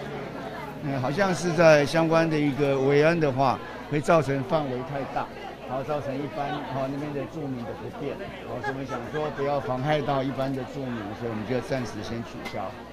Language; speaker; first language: Chinese; native; Chinese